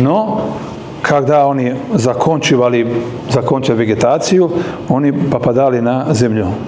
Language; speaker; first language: Russian; non-native, learner; Serbian